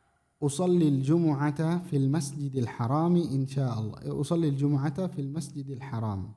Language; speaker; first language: Arabic; non-native, fluent; Indonesian